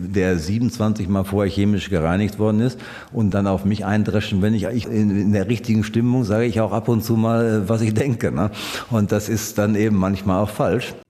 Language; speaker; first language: German; native; German